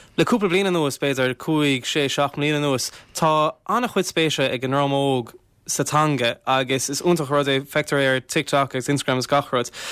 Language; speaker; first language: Irish; non-native, local second language; English